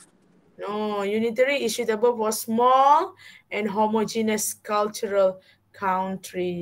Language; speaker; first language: English; non-native, fluent; Malay